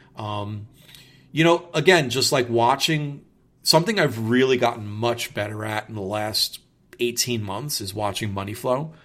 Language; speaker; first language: English; native; English